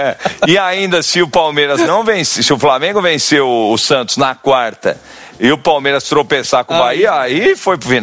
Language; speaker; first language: Portuguese; native; Portuguese